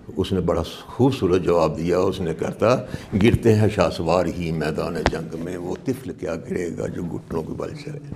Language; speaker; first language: Urdu; non-native, local second language; Punjabi